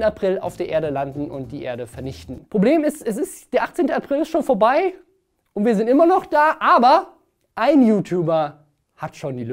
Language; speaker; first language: German; native; German